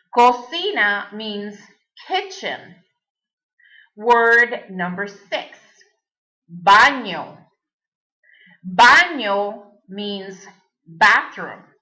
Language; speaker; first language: Spanish; early bilingual, heritage; Spanish